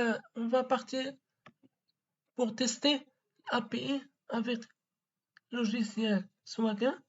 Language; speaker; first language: French; non-native, local second language; Arabic